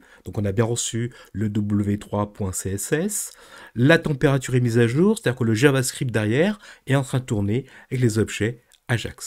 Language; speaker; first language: French; native; French